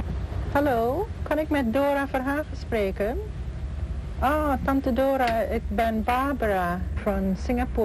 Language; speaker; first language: Dutch; early bilingual, heritage; Dutch